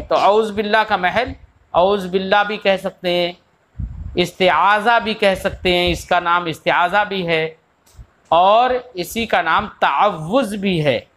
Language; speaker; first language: Urdu; native; Urdu